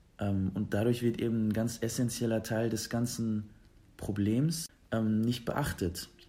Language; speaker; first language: German; early bilingual, other home language; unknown